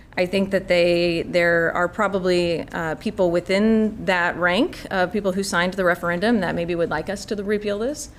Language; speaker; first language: English; native; English